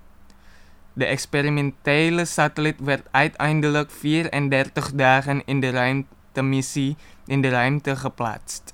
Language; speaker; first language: Dutch; non-native, fluent; Indonesian